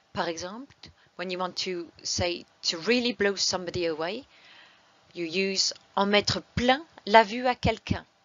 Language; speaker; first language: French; non-native, fluent; English